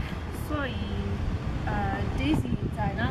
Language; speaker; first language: Chinese; non-native, learner; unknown